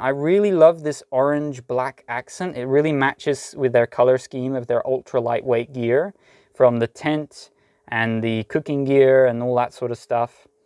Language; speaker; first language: English; native; English